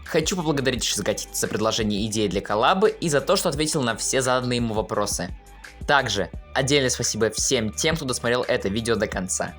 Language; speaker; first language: Russian; native; Russian